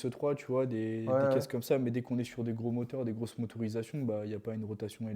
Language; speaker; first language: French; native; French